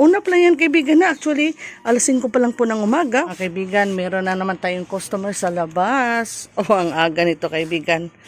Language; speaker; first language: Filipino; non-native, local second language; Cebuano